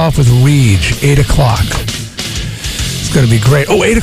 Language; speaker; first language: English; native; English